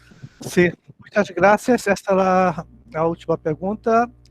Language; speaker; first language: Spanish; non-native, learner; Portuguese